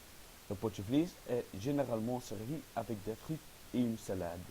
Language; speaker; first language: French; non-native, learner; Dutch